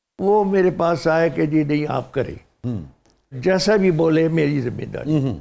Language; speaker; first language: Urdu; non-native, local second language; Sindhi